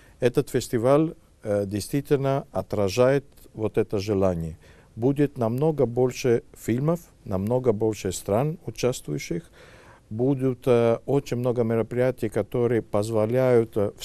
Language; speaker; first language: Russian; non-native, fluent; Greek